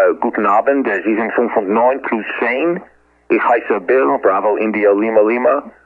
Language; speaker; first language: German; non-native, learner; English